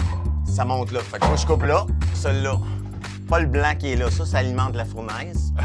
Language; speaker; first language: French; native; French